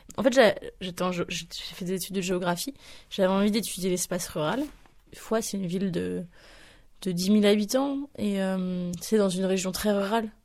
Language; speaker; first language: French; native; French